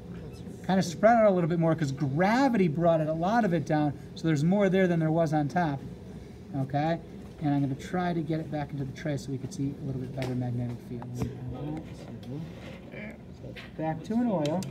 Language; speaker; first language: English; native; English